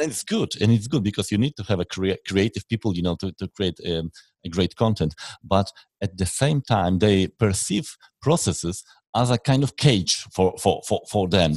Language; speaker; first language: English; non-native, fluent; Polish